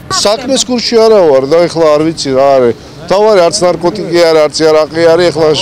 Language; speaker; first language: Georgian; non-native, local second language; Azerbaijani